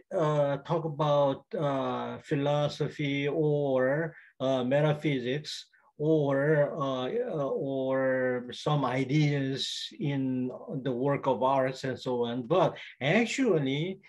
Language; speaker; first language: English; non-native, fluent; Korean